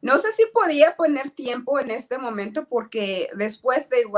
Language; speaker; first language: Spanish; non-native, learner; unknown